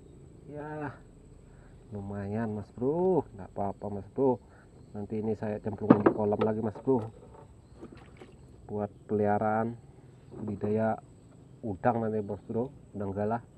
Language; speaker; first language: Indonesian; native; Indonesian